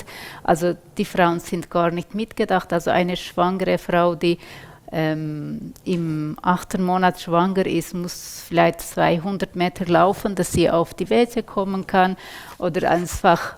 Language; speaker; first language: German; non-native, fluent; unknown